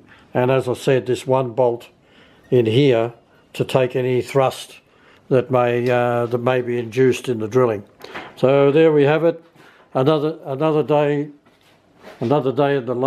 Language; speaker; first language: English; native; English